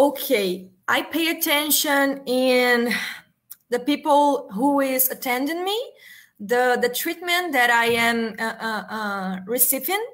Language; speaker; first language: English; non-native, learner; Portuguese